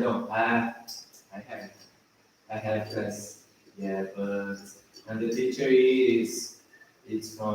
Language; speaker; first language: English; non-native, learner; Portuguese